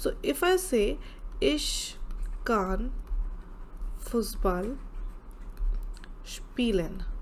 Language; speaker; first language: German; non-native, learner; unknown